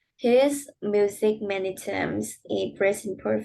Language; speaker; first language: English; non-native, learner; Vietnamese